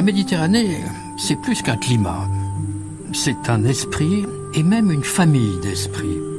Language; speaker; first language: French; native; French